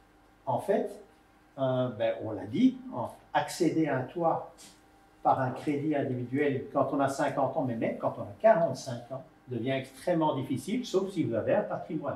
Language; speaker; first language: French; native; French